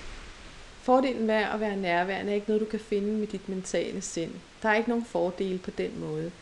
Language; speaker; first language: Danish; native; Danish